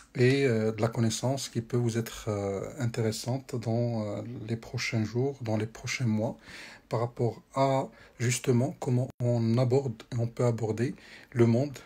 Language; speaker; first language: French; non-native, local second language; Arabic